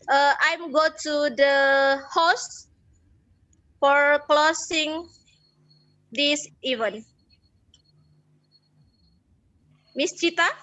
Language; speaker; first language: English; non-native, fluent; Indonesian